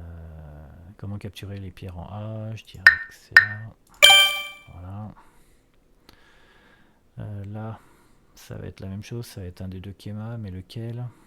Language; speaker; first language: French; native; French